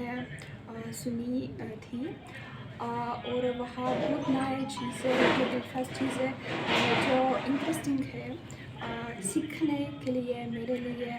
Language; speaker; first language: Hindi; non-native, learner; Russian